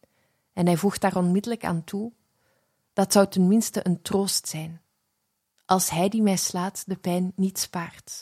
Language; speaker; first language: Dutch; native; Dutch